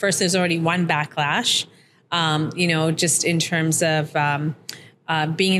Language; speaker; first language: English; early bilingual, other home language; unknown